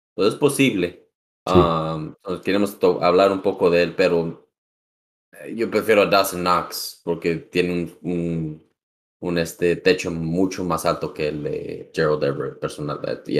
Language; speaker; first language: Spanish; early bilingual, heritage; Spanish